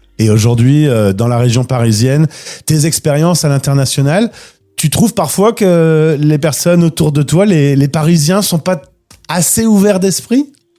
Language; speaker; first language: French; native; French